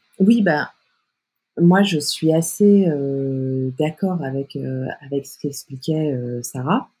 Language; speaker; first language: French; native; French